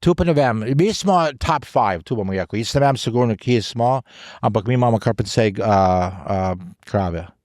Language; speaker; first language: Slovenian; early bilingual, heritage; Slovenian